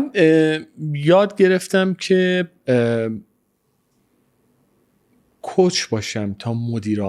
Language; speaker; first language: Persian; native; Persian